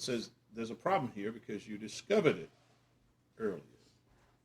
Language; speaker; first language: English; native; English